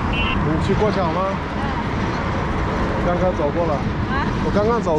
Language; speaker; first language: Chinese; non-native, fluent; English